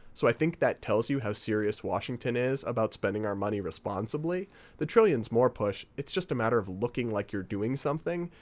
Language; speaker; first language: English; native; English